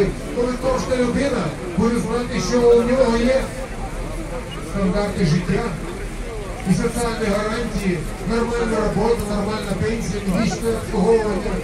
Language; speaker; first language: Ukrainian; non-native, local second language; Russian